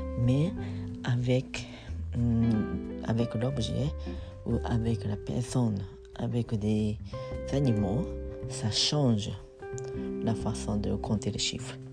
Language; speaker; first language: French; non-native, fluent; Japanese